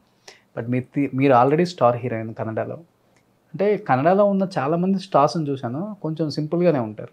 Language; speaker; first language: Telugu; native; Telugu